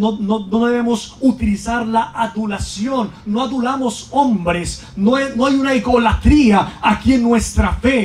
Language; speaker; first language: Spanish; native; Spanish